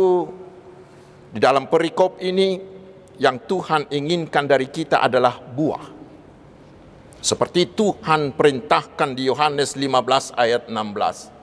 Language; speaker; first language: Indonesian; non-native, local second language; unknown